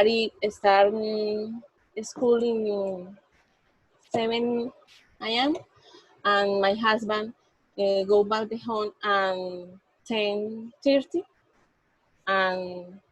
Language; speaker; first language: English; non-native, learner; Spanish